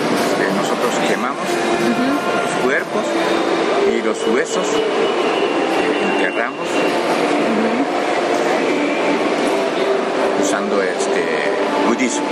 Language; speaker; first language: Spanish; non-native, fluent; Japanese